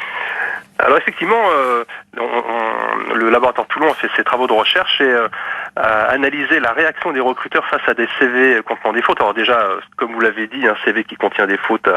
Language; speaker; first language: French; native; French